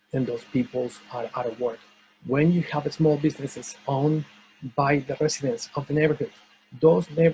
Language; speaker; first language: English; non-native, fluent; Spanish